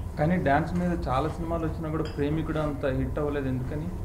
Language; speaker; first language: Telugu; native; Telugu